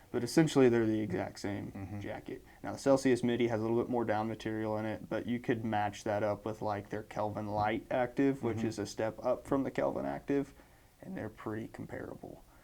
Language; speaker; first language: English; native; English